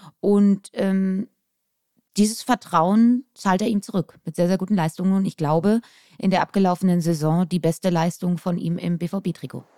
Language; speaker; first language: German; native; German